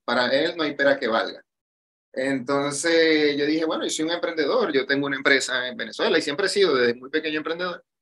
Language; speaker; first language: Spanish; native; Spanish